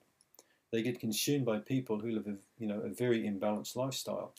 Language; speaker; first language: English; native; English